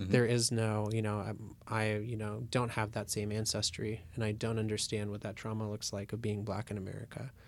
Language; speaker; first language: English; early bilingual, other home language; Russian